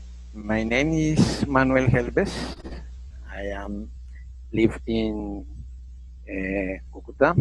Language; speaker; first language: English; non-native, learner; Spanish